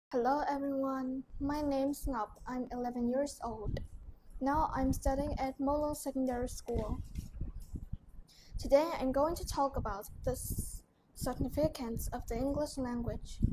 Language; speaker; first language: English; non-native, learner; Vietnamese